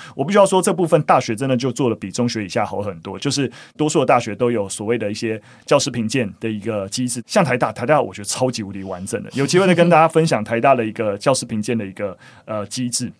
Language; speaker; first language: Chinese; native; Chinese